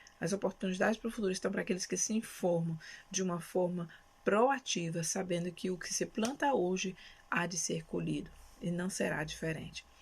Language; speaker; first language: Portuguese; native; Portuguese